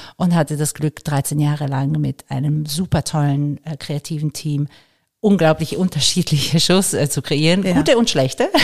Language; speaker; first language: German; non-native, fluent; Italian